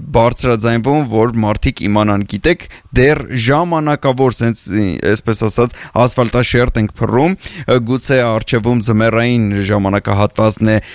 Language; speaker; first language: Armenian; native; Armenian